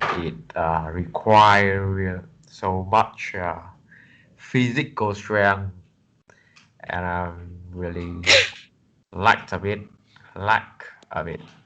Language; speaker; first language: English; non-native, learner; Vietnamese